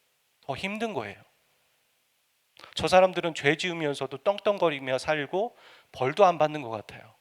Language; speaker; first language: Korean; native; Korean